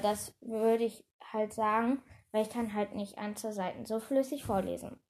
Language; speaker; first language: German; native; German